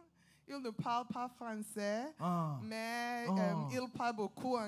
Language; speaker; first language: French; non-native, learner; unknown